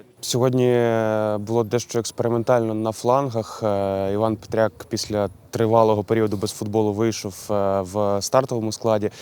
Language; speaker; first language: Ukrainian; native; Ukrainian